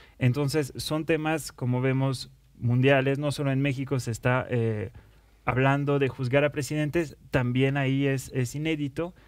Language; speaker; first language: Spanish; non-native, fluent; French